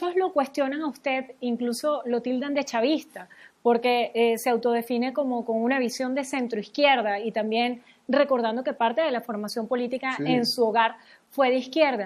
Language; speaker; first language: Spanish; native; Spanish